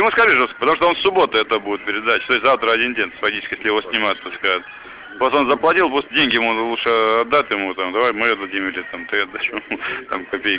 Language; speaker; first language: Russian; native; Russian